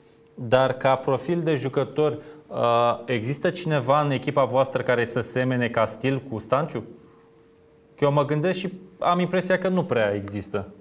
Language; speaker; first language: Romanian; native; Romanian